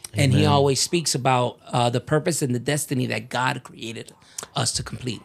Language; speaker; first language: English; early bilingual, other home language; Spanish